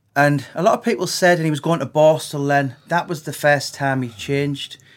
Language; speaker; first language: English; native; English